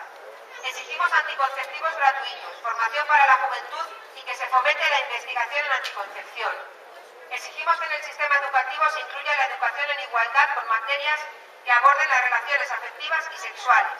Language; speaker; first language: Spanish; native; Spanish